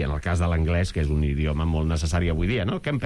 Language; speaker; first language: Catalan; native; Catalan